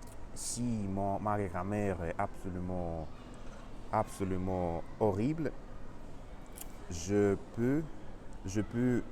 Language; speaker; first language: French; non-native, learner; Russian